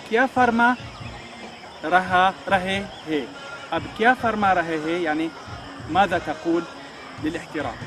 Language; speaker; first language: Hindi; non-native, fluent; Arabic